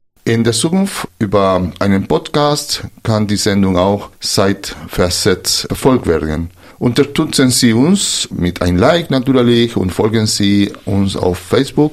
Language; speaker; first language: German; non-native, fluent; Spanish